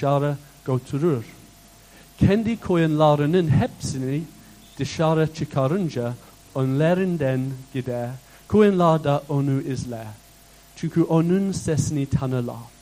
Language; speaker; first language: Turkish; non-native, fluent; English